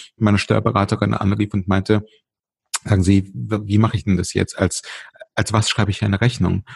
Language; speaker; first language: German; early bilingual, other home language; Russian